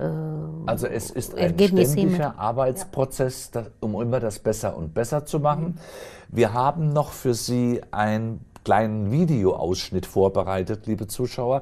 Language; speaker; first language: German; native; German